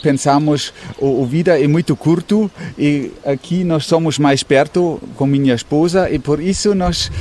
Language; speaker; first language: Portuguese; non-native, learner; German